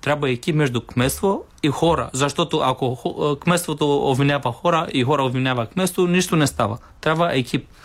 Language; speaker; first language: Bulgarian; non-native, learner; Romanian